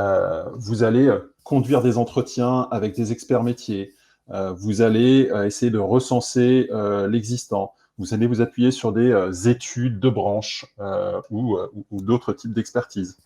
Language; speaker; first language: French; native; French